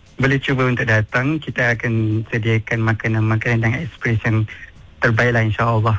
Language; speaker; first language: Malay; native; Malay